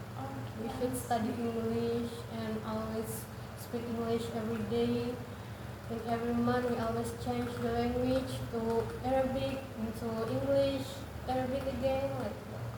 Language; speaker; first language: English; non-native, learner; Indonesian